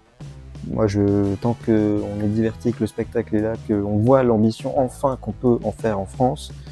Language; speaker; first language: French; native; French